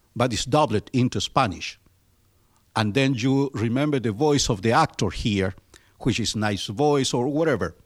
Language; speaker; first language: English; non-native, fluent; Spanish